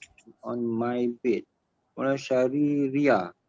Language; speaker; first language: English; non-native, local second language; Malay